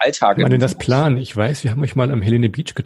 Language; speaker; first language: German; native; German